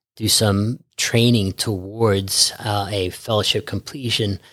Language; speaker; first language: English; early bilingual, other home language; Norwegian